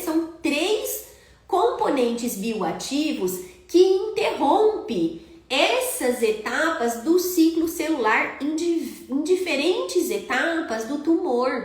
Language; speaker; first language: Portuguese; native; Portuguese